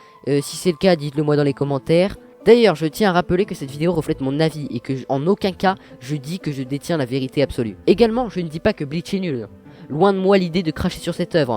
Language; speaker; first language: French; native; French